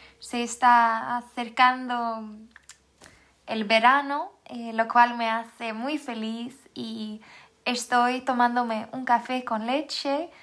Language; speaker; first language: Spanish; non-native, fluent; Swedish